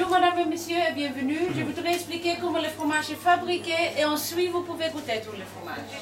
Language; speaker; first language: French; non-native, learner; Dutch